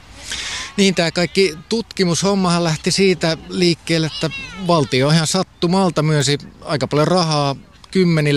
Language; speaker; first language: Finnish; native; Finnish